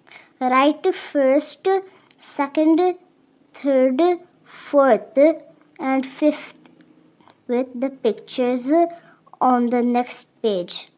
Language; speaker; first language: English; non-native, local second language; Urdu